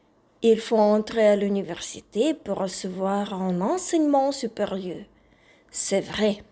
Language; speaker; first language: French; non-native, fluent; Ukrainian